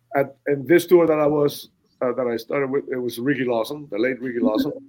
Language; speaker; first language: English; non-native, fluent; Spanish